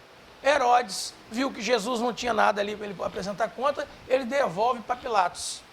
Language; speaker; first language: Portuguese; native; Portuguese